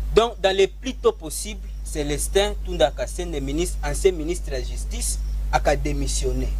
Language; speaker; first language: French; non-native, local second language; Swahili